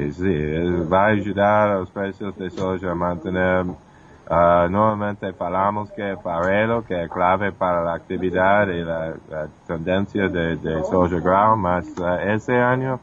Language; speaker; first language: Portuguese; non-native, fluent; English